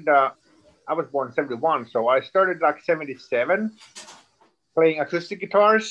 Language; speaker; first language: English; non-native, fluent; Swedish